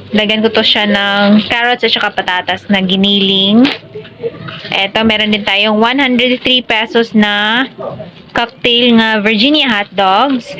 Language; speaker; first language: Filipino; native; Filipino